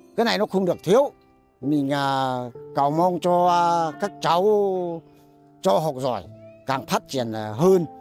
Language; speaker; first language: Vietnamese; non-native, local second language; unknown